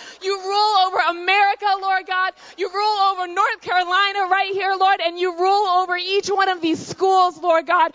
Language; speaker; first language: English; native; English